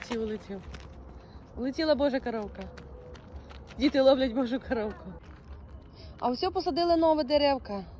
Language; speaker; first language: Ukrainian; non-native, local second language; Russian